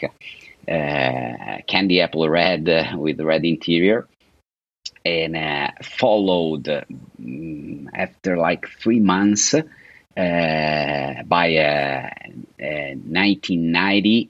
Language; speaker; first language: English; non-native, fluent; Italian